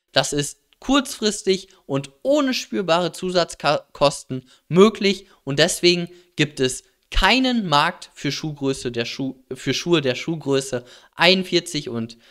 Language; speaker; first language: German; native; German